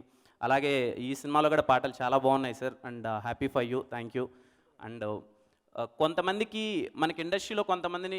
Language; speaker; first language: Telugu; native; Telugu